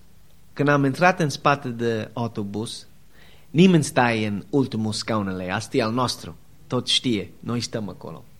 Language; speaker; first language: Romanian; non-native, learner; English